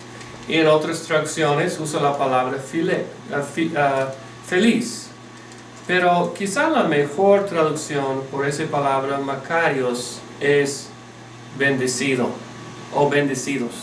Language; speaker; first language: Spanish; non-native, fluent; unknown